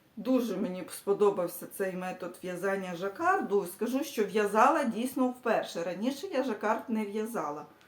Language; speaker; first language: Ukrainian; native; Ukrainian